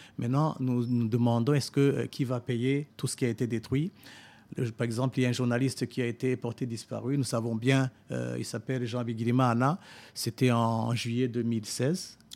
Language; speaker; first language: French; non-native, local second language; Rundi